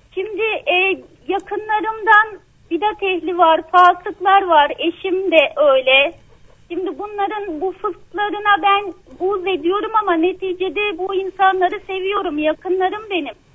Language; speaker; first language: Turkish; native; Turkish